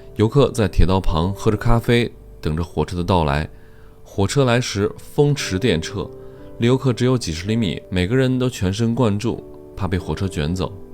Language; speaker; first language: Chinese; native; Chinese